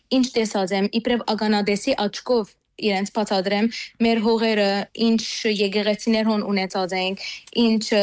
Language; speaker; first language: Armenian; early bilingual, heritage; Armenian